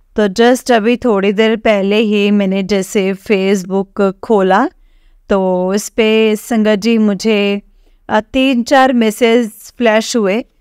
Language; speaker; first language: Hindi; native; Hindi